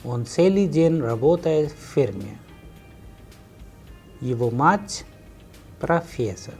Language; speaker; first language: Russian; non-native, fluent; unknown